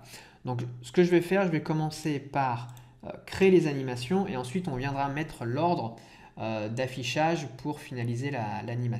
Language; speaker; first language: French; native; French